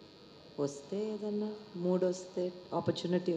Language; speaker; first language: Telugu; native; Telugu